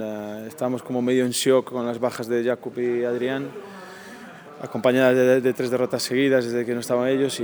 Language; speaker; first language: Spanish; native; Spanish